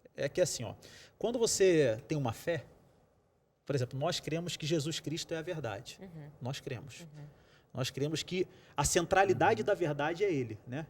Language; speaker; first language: Portuguese; native; Portuguese